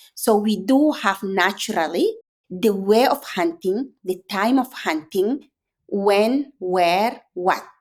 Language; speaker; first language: English; non-native, fluent; Fula